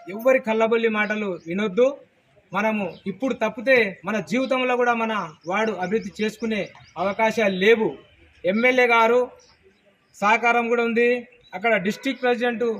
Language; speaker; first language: Telugu; native; Telugu